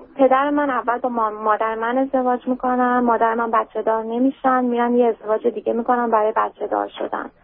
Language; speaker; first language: Persian; native; Persian